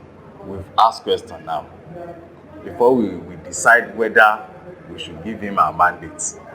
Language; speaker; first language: English; non-native, local second language; Yoruba